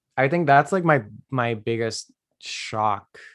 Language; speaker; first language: English; non-native, fluent; Dutch